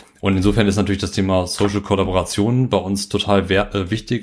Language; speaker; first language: German; native; German